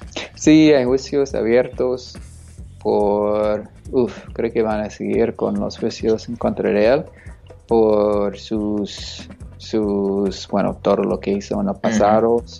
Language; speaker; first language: Spanish; non-native, fluent; English